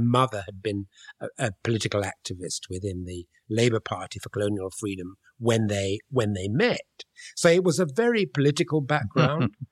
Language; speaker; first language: English; native; English